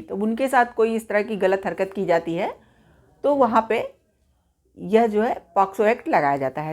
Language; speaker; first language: Hindi; native; Hindi